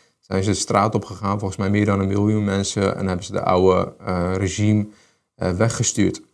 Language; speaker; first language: Dutch; early bilingual, other home language; Armenian